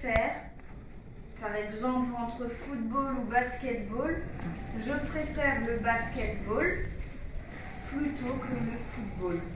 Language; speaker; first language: French; non-native, learner; Malagasy